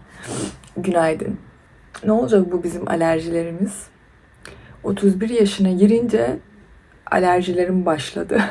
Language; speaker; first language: Turkish; early bilingual, other home language; Persian